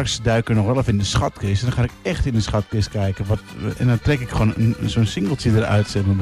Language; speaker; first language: Dutch; native; Dutch